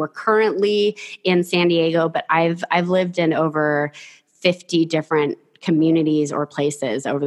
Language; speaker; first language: English; native; English